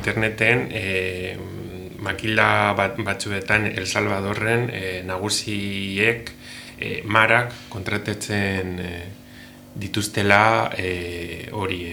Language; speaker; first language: Basque; non-native, learner; Spanish